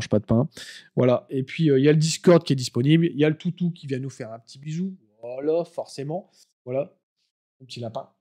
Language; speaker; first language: French; native; French